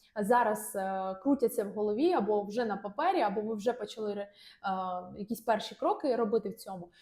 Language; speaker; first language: Ukrainian; non-native, local second language; Russian